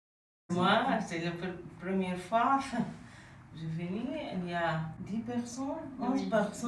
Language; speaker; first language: French; non-native, learner; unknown